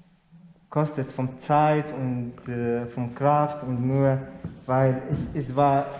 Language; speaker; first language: German; non-native, learner; Arabic